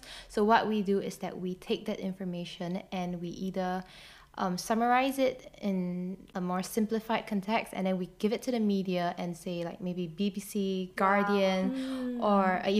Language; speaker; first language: English; non-native, local second language; Chinese